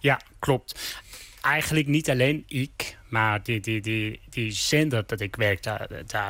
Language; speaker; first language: Dutch; non-native, learner; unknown